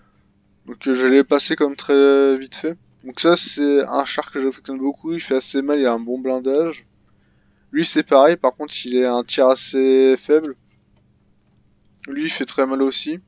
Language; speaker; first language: French; native; French